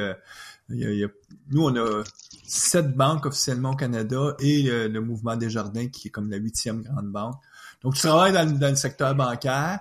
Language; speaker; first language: French; native; French